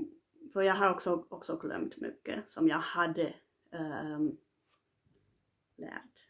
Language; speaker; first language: Swedish; non-native, local second language; Finnish